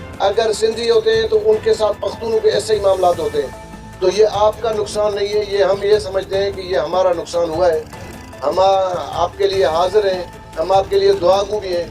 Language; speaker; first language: Urdu; non-native, local second language; Sindhi